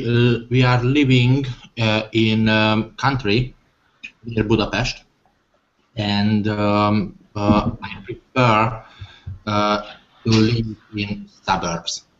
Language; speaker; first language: English; non-native, learner; Hungarian